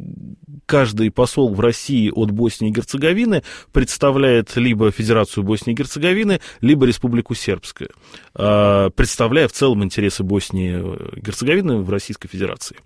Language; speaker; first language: Russian; native; Russian